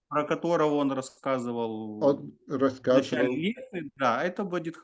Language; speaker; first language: Russian; native; Russian